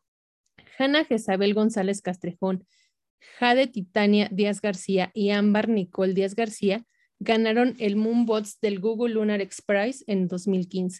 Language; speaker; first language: Spanish; native; Spanish